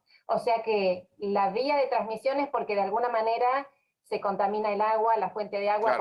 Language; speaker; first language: Spanish; native; Spanish